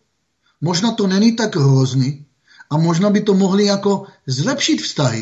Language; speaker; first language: Czech; non-native, fluent; Hebrew